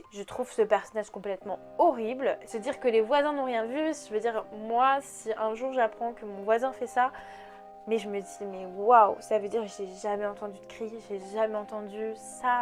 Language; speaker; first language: French; native; French